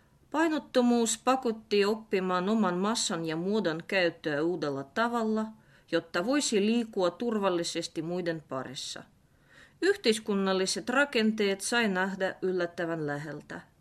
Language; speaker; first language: Finnish; non-native, fluent; Russian